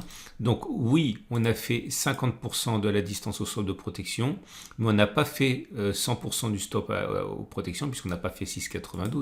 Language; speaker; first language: French; native; French